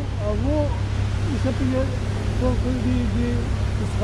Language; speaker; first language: French; non-native, learner; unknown